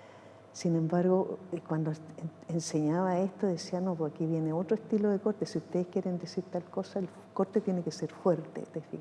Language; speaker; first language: Spanish; native; Spanish